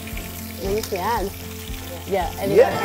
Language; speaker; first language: English; non-native, learner; Iu Mien